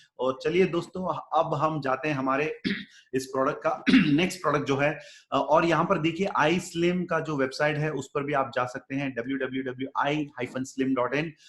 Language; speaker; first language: Hindi; non-native, local second language; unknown